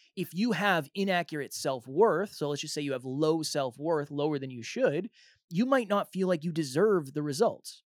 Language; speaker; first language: English; native; English